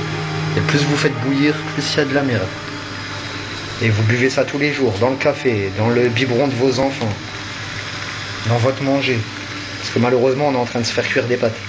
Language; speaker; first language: French; native; French